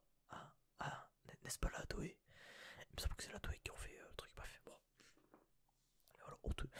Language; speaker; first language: French; native; French